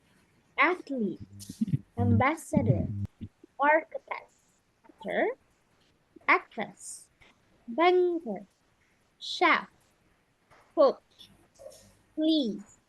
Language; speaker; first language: English; non-native, fluent; Indonesian